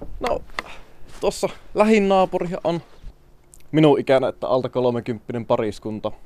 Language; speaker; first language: Finnish; native; Finnish